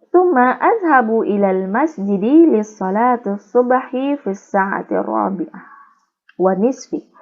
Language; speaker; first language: Arabic; non-native, learner; Indonesian